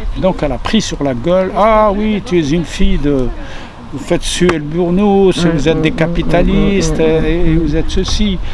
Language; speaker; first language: French; non-native, local second language; Arabic